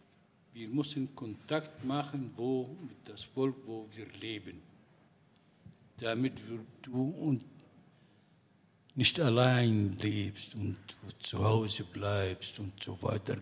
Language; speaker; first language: German; non-native, fluent; Arabic